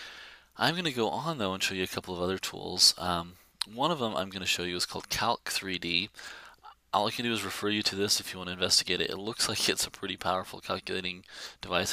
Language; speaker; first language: English; native; English